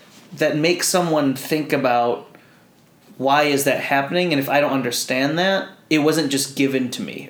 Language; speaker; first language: English; early bilingual, other home language; Filipino